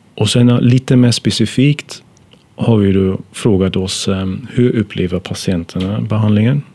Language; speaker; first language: Swedish; non-native, fluent; German